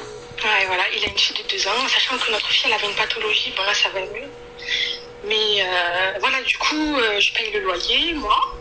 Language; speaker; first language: French; early bilingual, other home language; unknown